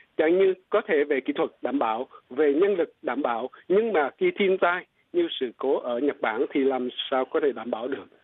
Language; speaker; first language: Vietnamese; non-native, local second language; Eastern Cham